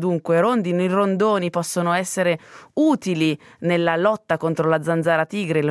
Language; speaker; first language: Italian; native; Italian